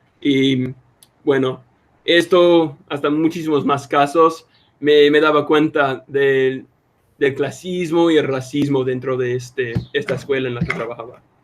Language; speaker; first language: Spanish; non-native, fluent; English